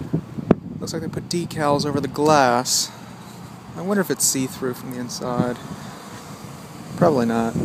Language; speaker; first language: English; native; English